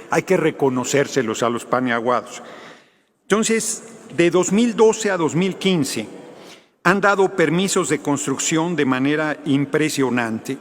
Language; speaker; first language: Spanish; native; Spanish